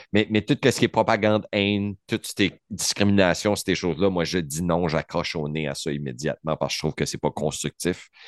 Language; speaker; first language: French; native; French